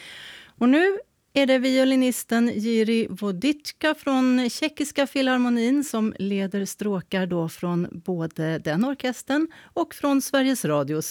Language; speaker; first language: Swedish; native; Swedish